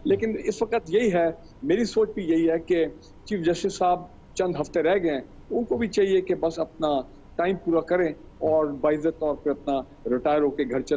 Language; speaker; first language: Urdu; native; Urdu